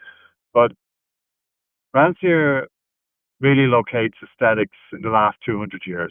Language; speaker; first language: English; native; English